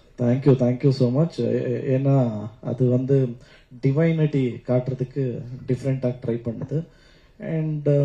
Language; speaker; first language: Tamil; non-native, learner; Kannada